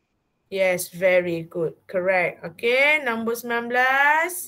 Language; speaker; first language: English; non-native, fluent; Malay